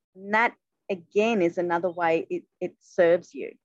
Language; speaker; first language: English; native; English